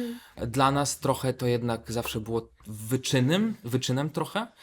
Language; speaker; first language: Polish; non-native, fluent; Belarusian